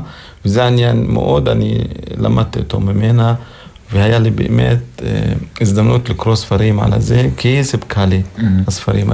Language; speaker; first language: Hebrew; non-native, local second language; Arabic